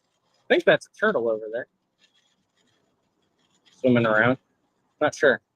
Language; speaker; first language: English; native; English